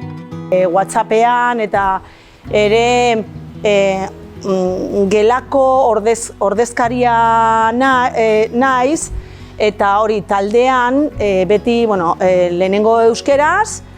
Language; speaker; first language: Basque; non-native, local second language; Spanish